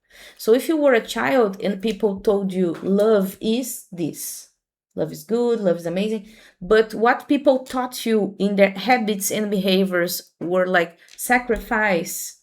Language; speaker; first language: English; non-native, fluent; Portuguese